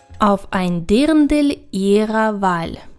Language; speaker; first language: German; non-native, fluent; Ukrainian